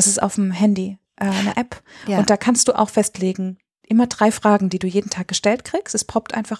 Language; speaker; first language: German; native; German